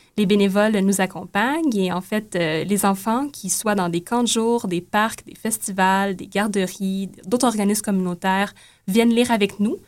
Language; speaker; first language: French; native; French